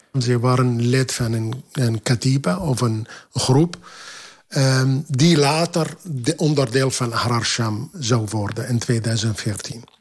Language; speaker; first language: Dutch; non-native, fluent; Arabic